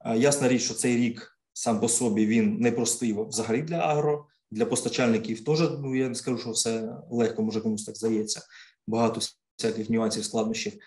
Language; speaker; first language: Ukrainian; native; Ukrainian